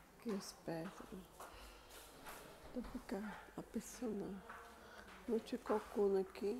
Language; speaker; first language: Italian; non-native, learner; Portuguese